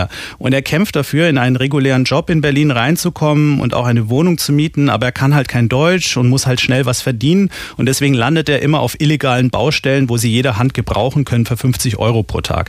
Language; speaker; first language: German; native; German